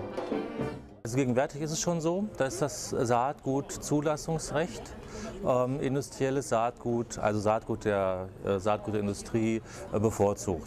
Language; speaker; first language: German; native; German